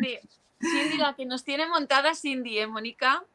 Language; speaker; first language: Spanish; native; Spanish